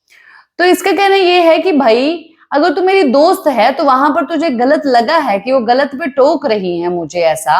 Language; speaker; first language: Hindi; native; Hindi